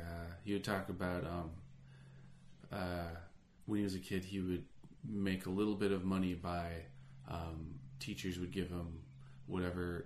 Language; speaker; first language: English; native; English